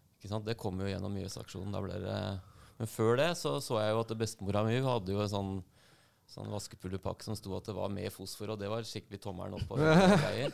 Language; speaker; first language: Norwegian; native; Norwegian